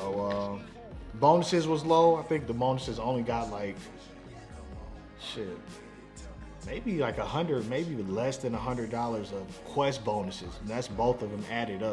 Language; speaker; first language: English; native; English